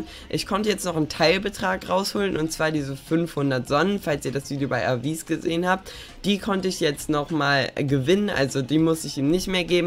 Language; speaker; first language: German; native; German